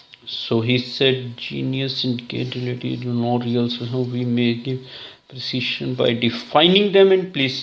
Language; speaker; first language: English; non-native, local second language; Hindi